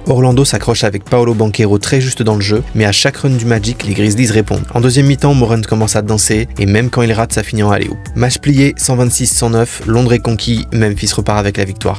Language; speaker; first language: French; native; French